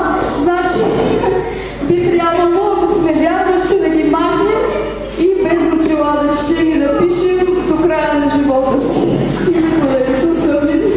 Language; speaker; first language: Bulgarian; native; Bulgarian